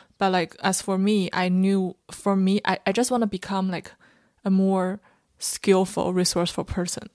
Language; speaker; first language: English; non-native, fluent; Chinese